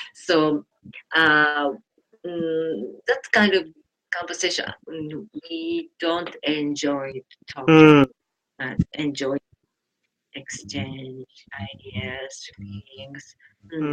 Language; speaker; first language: English; non-native, learner; Japanese